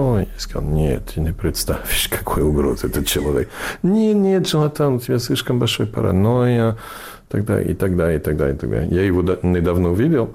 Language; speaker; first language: Russian; non-native, fluent; English